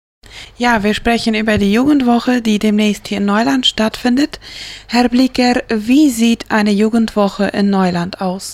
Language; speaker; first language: German; non-native, local second language; Plautdietsch